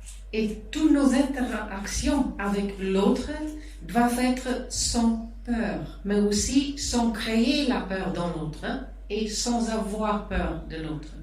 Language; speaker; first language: French; non-native, fluent; German